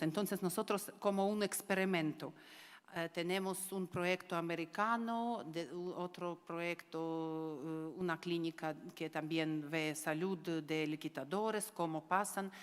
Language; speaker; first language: Spanish; non-native, learner; Ukrainian